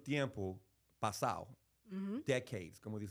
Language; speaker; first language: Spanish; early bilingual, heritage; English